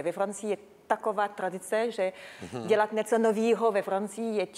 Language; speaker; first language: Czech; non-native, learner; French